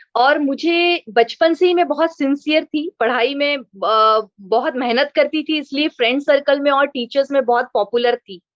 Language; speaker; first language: Hindi; non-native, local second language; Marathi